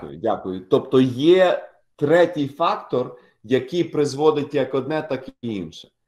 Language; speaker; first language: Ukrainian; native; Ukrainian